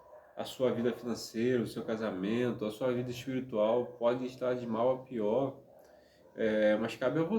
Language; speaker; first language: Portuguese; native; Portuguese